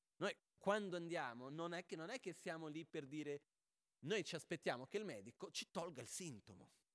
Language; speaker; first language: Italian; non-native, fluent; Portuguese